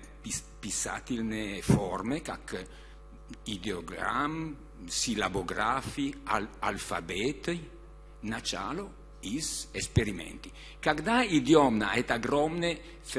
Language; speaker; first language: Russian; non-native, learner; Italian